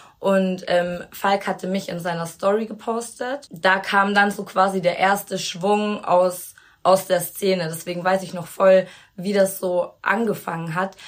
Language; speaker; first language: German; native; German